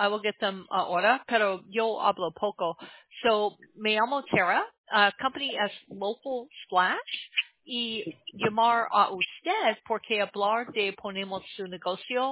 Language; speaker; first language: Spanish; non-native, learner; English